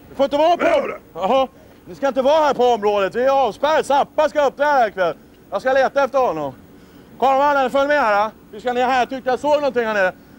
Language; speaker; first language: Swedish; native; Swedish